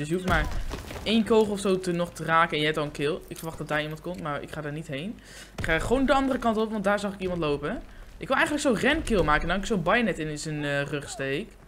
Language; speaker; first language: Dutch; native; Dutch